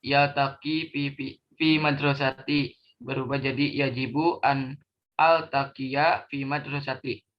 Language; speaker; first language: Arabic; non-native, learner; Indonesian